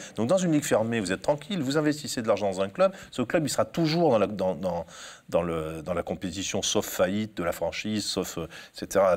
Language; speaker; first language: French; native; French